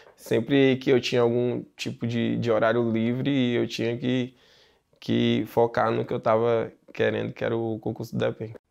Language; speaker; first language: Portuguese; native; Portuguese